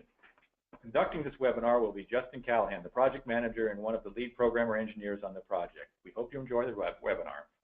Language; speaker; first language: English; native; English